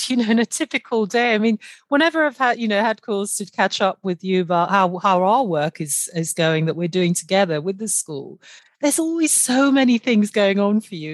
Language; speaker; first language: English; non-native, local second language; Yoruba